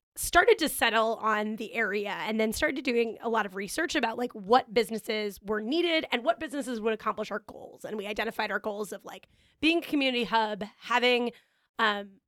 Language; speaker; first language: English; native; English